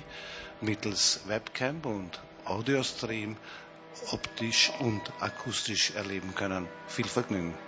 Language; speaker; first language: German; native; German